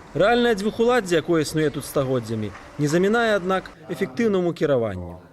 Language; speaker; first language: Belarusian; native; Belarusian